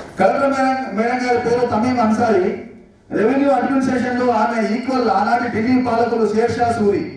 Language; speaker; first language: Telugu; native; Telugu